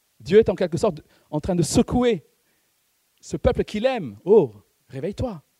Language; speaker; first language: French; non-native, local second language; Malagasy